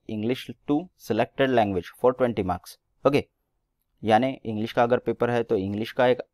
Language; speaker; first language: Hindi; non-native, local second language; Marathi